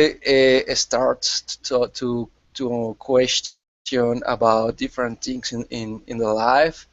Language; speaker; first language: English; non-native, learner; Spanish